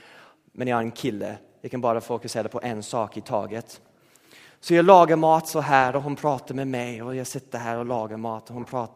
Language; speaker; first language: Swedish; non-native, fluent; English